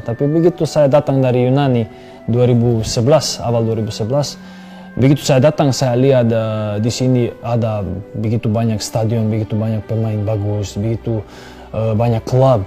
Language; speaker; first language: Indonesian; non-native, fluent; Serbian